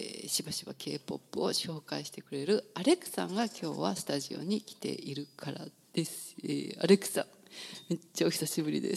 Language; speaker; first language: Japanese; native; Japanese